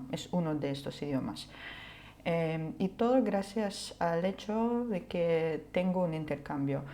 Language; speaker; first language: Spanish; non-native, fluent; Ukrainian